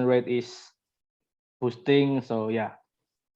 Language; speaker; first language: English; non-native, learner; Indonesian